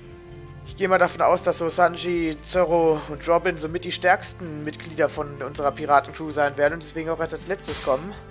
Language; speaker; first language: German; native; German